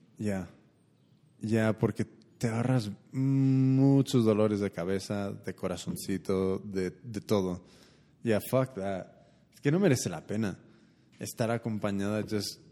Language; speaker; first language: Spanish; early bilingual, heritage; Spanish